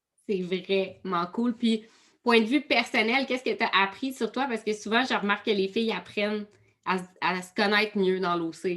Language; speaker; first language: French; native; French